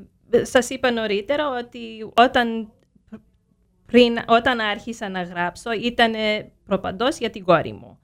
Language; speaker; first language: Greek; early bilingual, heritage; Greek